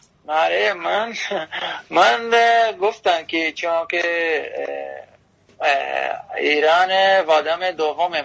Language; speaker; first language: Persian; non-native, learner; Portuguese